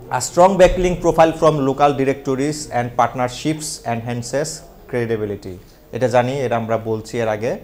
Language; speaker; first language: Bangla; non-native, local second language; Garo